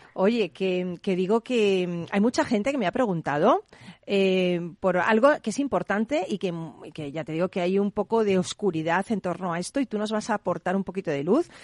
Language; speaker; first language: Spanish; native; Spanish